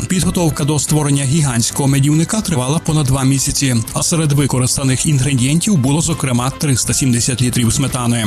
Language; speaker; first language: Ukrainian; non-native, local second language; Hungarian